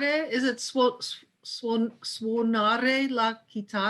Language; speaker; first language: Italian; non-native, learner; English